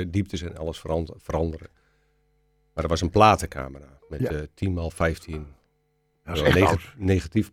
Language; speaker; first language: Dutch; native; Dutch